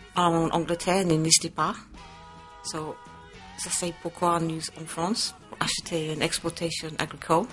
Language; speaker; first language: French; non-native, learner; English